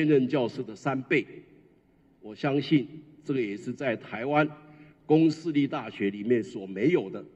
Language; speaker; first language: Chinese; native; Chinese